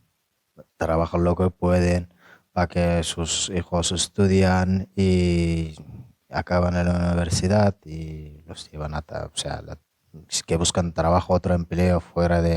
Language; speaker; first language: Spanish; non-native, fluent; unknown